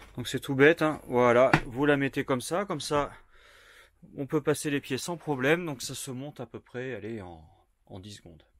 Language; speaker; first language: French; native; French